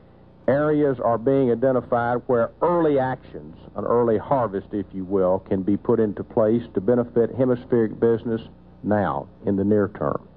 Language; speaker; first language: English; native; English